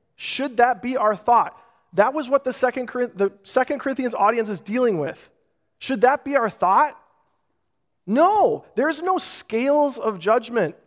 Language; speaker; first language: English; native; English